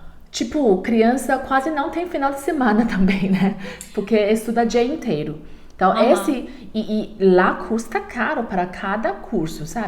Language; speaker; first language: Portuguese; non-native, learner; Chinese